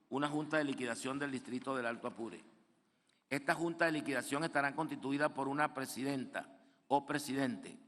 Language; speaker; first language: Spanish; native; Spanish